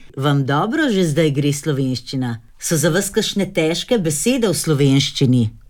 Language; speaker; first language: Slovenian; native; Slovenian